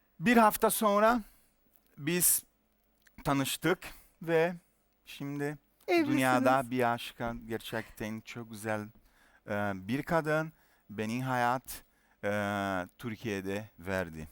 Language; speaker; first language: Turkish; non-native, learner; Portuguese